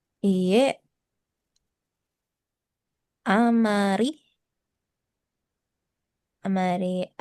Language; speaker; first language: Japanese; non-native, learner; Indonesian